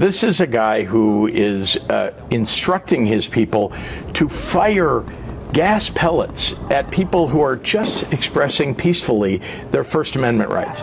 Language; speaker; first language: English; native; English